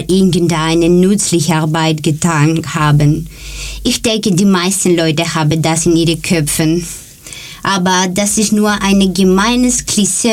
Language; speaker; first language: German; non-native, learner; Greek